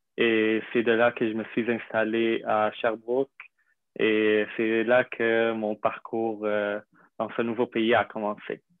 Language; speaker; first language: French; non-native, fluent; Arabic